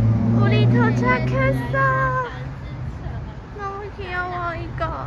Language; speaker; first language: Korean; non-native, learner; Chinese